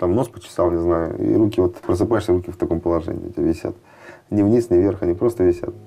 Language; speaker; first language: Russian; native; Russian